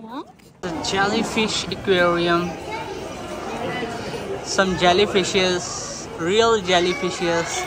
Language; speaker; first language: English; non-native, local second language; Urdu